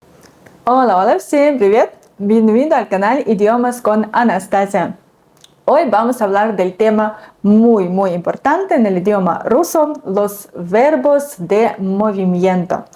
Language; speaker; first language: Spanish; non-native, fluent; Russian